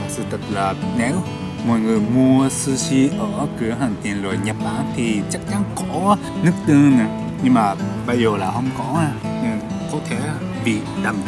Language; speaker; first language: Vietnamese; non-native, learner; Japanese